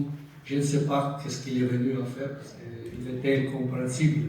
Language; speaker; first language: French; non-native, local second language; Italian